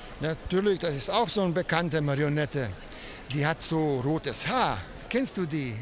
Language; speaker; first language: German; non-native, fluent; Italian